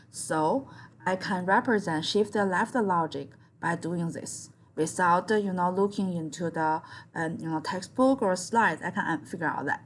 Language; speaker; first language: English; non-native, fluent; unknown